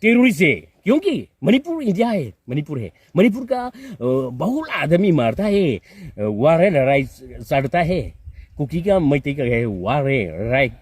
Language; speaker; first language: Hindi; non-native, local second language; Manipuri